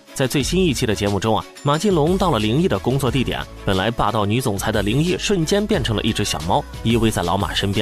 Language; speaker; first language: Chinese; native; Chinese